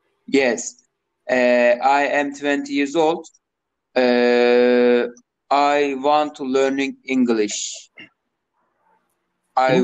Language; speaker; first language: English; non-native, learner; Turkish